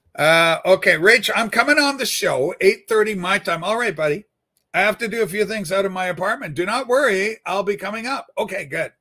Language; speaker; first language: English; native; English